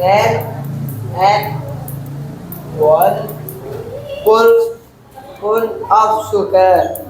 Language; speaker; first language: English; non-native, learner; Indonesian